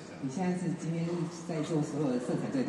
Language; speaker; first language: Chinese; native; Chinese